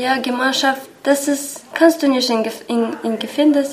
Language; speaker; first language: German; non-native, learner; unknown